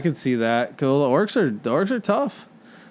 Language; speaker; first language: English; native; English